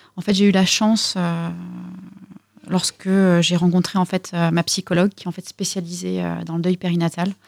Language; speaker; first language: French; early bilingual, other home language; Russian